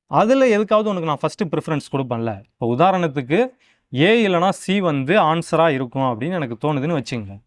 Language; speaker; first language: Tamil; native; Tamil